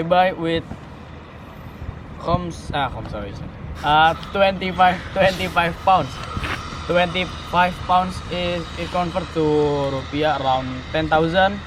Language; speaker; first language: English; non-native, learner; Indonesian